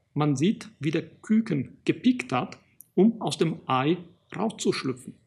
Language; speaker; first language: German; non-native, fluent; Italian